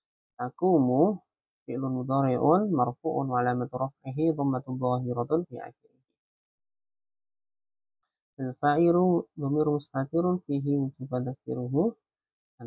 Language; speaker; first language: Arabic; non-native, fluent; Indonesian